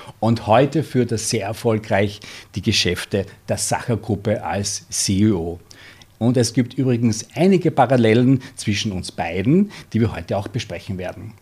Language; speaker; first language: German; native; German